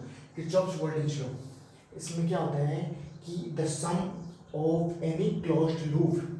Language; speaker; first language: Hindi; native; Hindi